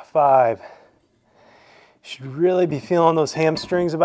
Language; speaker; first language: English; native; English